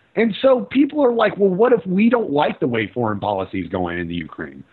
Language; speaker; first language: English; native; English